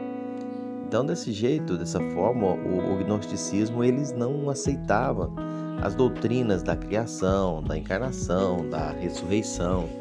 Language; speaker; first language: Portuguese; native; Portuguese